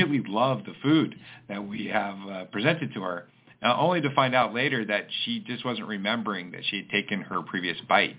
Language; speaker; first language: English; native; English